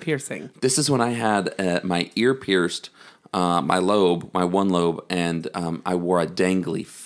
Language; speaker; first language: English; native; English